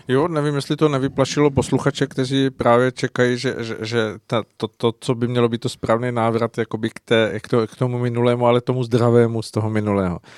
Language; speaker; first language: Czech; native; Czech